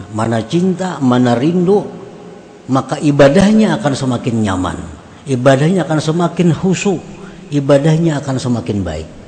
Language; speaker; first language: Indonesian; non-native, local second language; Banjar